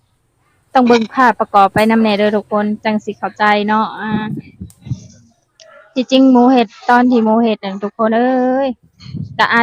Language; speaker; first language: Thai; non-native, local second language; Northeastern Thai